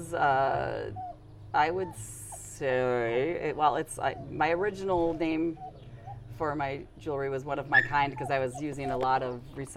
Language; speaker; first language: English; native; English